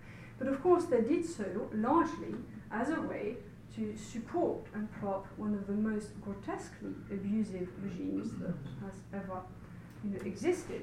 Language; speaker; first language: English; non-native, fluent; French